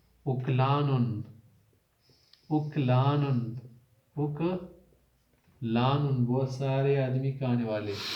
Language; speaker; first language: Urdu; native; Urdu